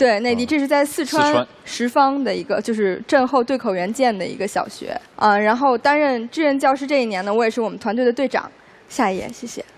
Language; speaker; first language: Chinese; native; Chinese